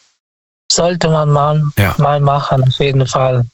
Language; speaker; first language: German; non-native, fluent; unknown